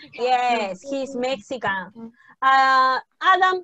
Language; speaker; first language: English; non-native, fluent; Spanish